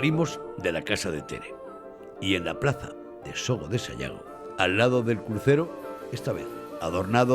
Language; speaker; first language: Spanish; native; Spanish